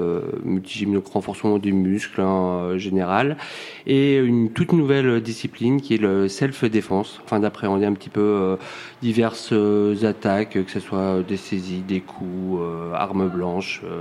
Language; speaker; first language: French; native; French